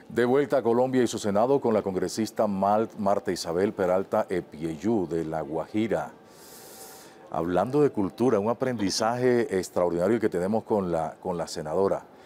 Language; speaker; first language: Spanish; native; Spanish